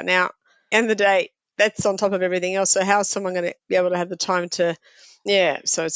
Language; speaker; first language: English; native; English